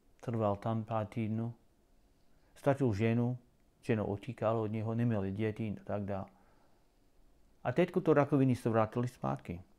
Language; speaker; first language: Czech; non-native, learner; English